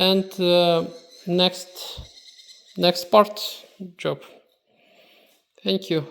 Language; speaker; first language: English; non-native, learner; Ukrainian